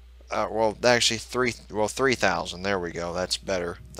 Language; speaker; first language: English; native; English